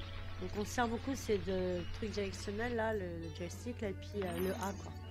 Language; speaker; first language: French; native; French